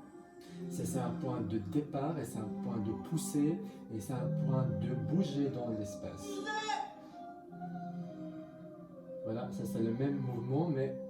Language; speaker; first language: French; non-native, learner; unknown